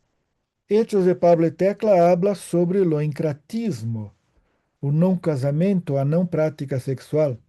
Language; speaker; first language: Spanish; non-native, fluent; Portuguese